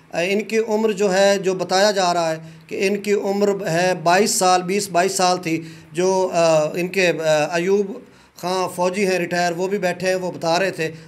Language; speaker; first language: Urdu; non-native, local second language; Punjabi